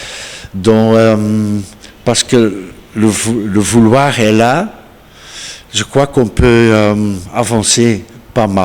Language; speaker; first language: French; non-native, local second language; Dutch